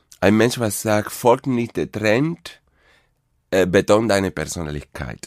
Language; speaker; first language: German; non-native, fluent; Spanish